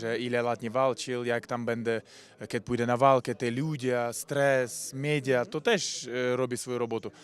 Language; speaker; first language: Czech; non-native, learner; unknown